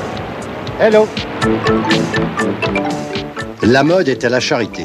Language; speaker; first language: French; native; French